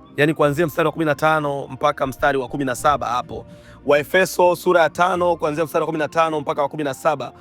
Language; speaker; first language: Swahili; native; Swahili